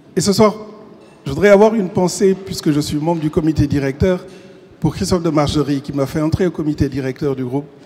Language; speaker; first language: French; non-native, local second language; Wolof